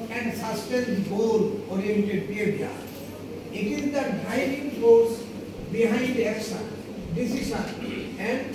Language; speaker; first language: English; non-native, local second language; Bangla